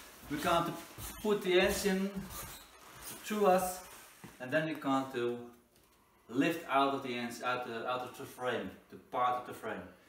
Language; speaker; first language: English; non-native, learner; Dutch